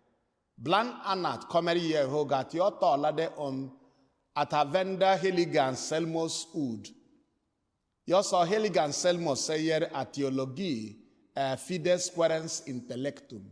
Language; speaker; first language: Swedish; non-native, fluent; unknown